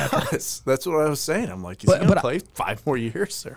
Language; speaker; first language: English; native; English